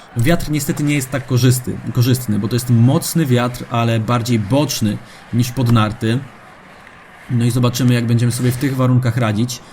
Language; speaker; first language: Polish; native; Polish